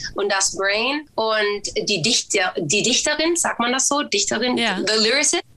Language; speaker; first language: German; early bilingual, other home language; Swedish